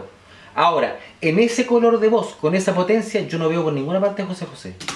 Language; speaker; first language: Spanish; native; Spanish